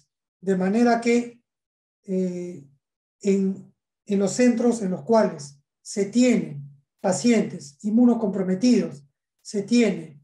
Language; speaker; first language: Spanish; native; Spanish